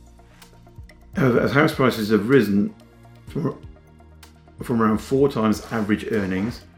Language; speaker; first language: English; native; English